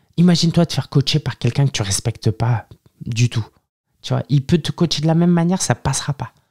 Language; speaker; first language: French; early bilingual, other home language; Chinese